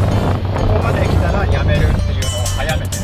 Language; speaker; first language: Japanese; native; Japanese